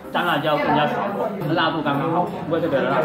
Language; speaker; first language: Chinese; non-native, local second language; Min Nan Chinese